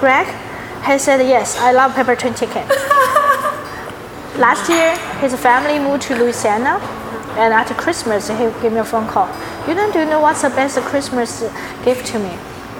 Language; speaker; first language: English; non-native, learner; Chinese